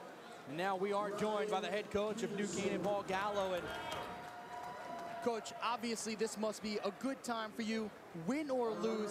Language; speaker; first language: English; native; English